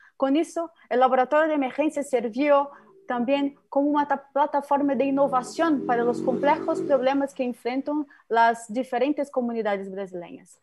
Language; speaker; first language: Portuguese; native; Portuguese